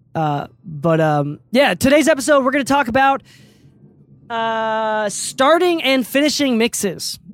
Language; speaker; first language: English; early bilingual, other home language; Japanese